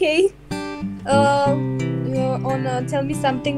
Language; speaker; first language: English; non-native, learner; Romanian